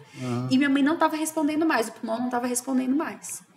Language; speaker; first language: Portuguese; native; Portuguese